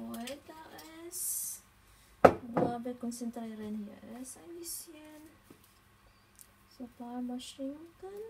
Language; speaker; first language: German; non-native, learner; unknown